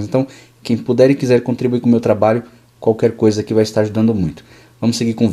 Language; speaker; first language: Portuguese; native; Portuguese